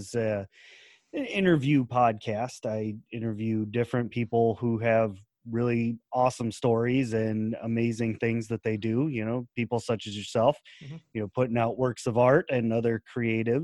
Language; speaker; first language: English; native; English